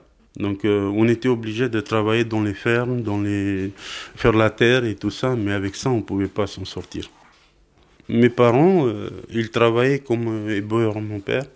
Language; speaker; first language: French; non-native, fluent; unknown